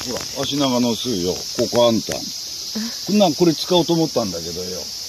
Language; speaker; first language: Japanese; native; Japanese